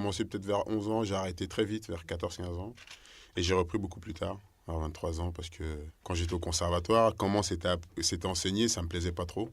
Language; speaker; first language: French; native; French